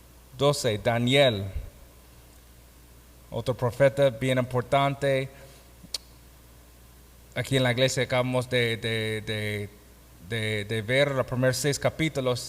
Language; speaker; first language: Spanish; non-native, fluent; English